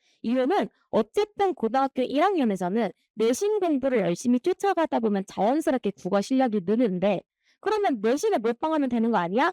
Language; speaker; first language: Korean; native; Korean